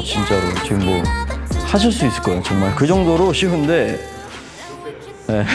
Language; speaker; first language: Korean; native; Korean